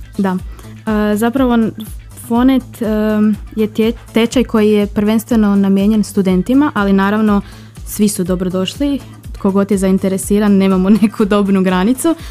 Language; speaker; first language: Croatian; native; Croatian